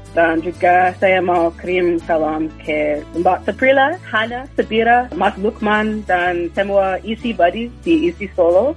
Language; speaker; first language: Indonesian; non-native, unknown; English